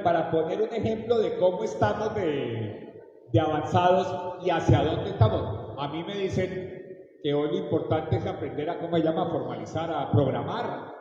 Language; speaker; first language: Spanish; native; Spanish